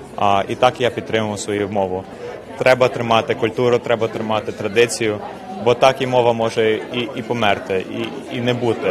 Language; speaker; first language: Ukrainian; early bilingual, heritage; Ukrainian